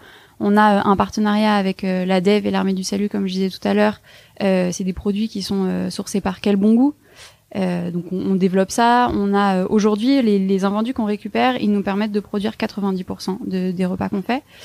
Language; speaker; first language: French; native; French